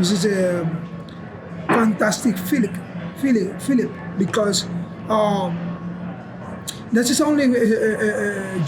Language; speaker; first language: English; non-native, learner; Spanish